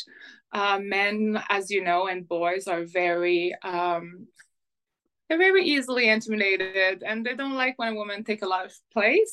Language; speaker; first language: English; non-native, fluent; French